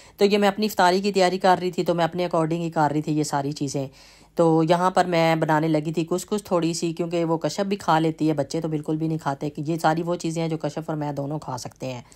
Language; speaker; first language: Urdu; native; Urdu